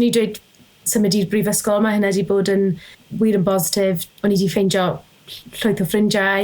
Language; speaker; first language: Welsh; native; Welsh